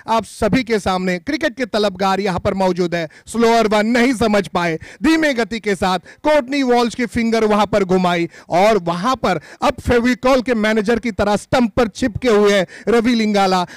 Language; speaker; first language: Hindi; non-native, local second language; Marathi